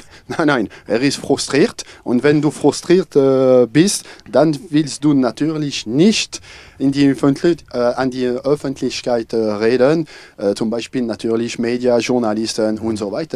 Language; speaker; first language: German; non-native, fluent; French